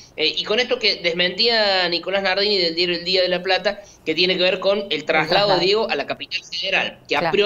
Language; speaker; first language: Spanish; native; Spanish